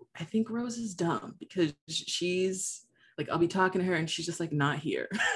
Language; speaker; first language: English; early bilingual, other home language; Haitian Creole